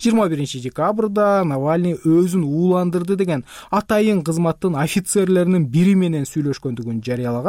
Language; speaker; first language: Kyrgyz; native; Kyrgyz